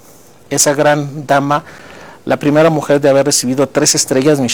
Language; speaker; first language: Spanish; non-native, fluent; Greek